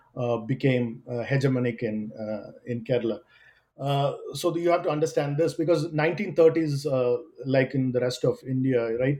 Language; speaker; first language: English; non-native, local second language; Malayalam